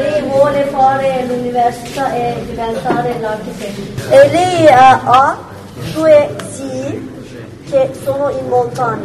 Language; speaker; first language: Italian; non-native, fluent; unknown